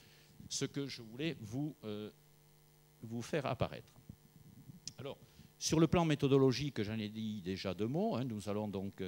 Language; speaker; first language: French; native; French